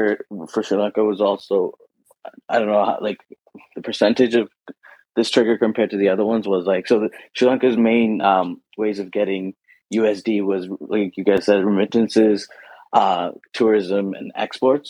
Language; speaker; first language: English; native; English